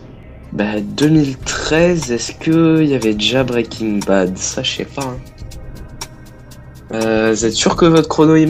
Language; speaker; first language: French; native; French